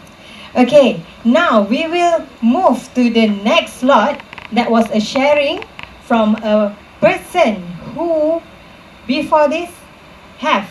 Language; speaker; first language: English; non-native, local second language; Malay